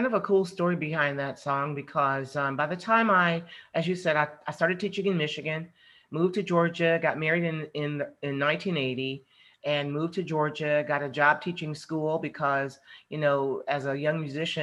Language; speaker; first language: English; native; English